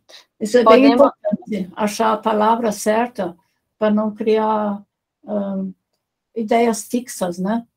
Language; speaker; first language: Portuguese; non-native, fluent; German